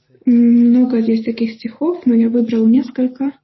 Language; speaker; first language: Russian; non-native, fluent; German